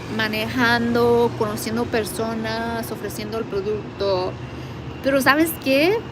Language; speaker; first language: Spanish; early bilingual, heritage; Spanish